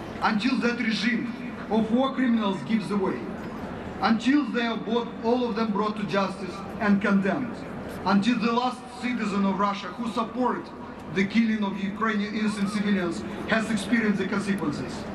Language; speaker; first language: English; non-native, fluent; Ukrainian